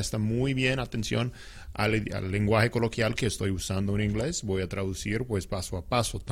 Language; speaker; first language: Spanish; non-native, fluent; English